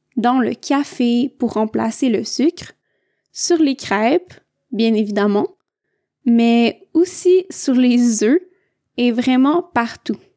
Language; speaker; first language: French; native; French